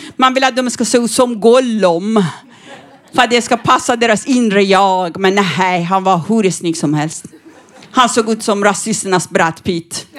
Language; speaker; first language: Swedish; non-native, fluent; Persian